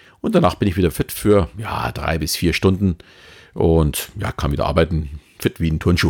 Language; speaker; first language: German; native; German